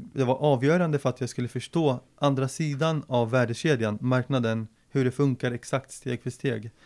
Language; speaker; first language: Swedish; early bilingual, other home language; Arabic